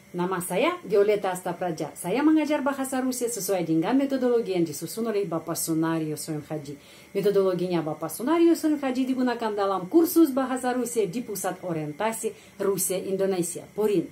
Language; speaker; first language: Indonesian; non-native, fluent; Russian